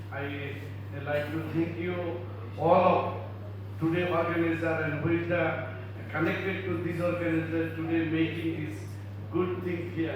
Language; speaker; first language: English; non-native, learner; Bangla